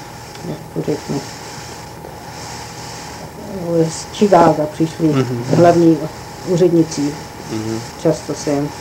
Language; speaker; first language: Czech; early bilingual, heritage; Czech